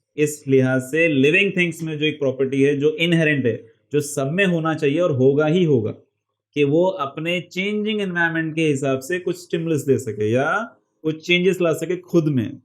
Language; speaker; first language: Hindi; non-native, local second language; Marathi